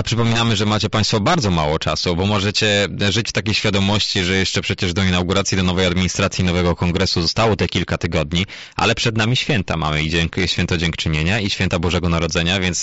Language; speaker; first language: Polish; native; Polish